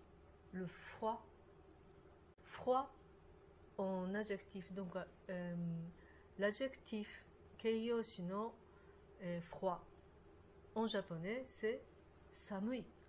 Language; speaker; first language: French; non-native, fluent; Japanese